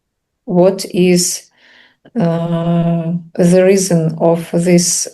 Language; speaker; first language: English; non-native, learner; Russian